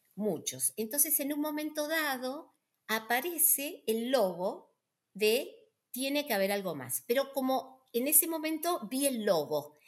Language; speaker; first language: Spanish; native; Spanish